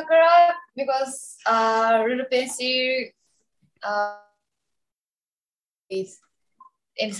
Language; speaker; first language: English; non-native, learner; Japanese